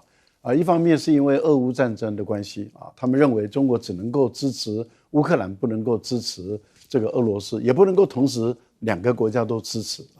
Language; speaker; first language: Chinese; native; Chinese